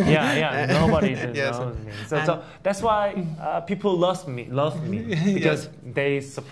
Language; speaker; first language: English; non-native, learner; Korean